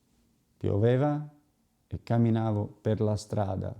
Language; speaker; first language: Italian; non-native, fluent; Slovak